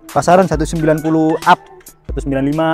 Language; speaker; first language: Indonesian; native; Indonesian